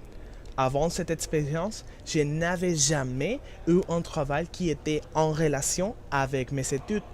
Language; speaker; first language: French; non-native, learner; Spanish